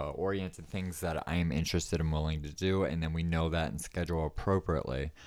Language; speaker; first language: English; native; English